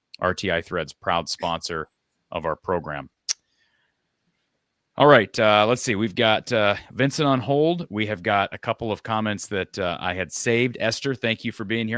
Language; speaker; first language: English; native; English